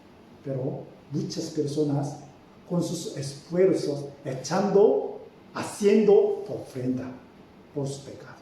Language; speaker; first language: Spanish; non-native, fluent; Korean